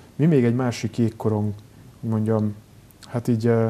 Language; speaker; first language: Hungarian; native; Hungarian